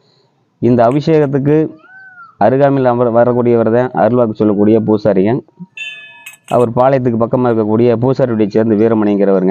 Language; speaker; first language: Tamil; native; Tamil